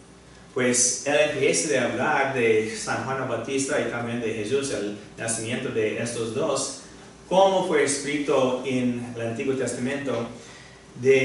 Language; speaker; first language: Spanish; non-native, fluent; English